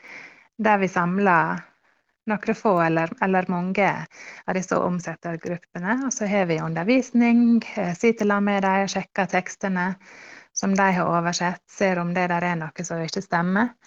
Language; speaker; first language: Norwegian; early bilingual, heritage; Norwegian